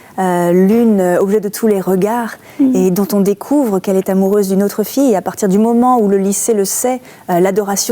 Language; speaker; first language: French; native; French